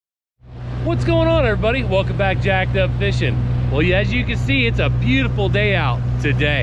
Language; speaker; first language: English; native; English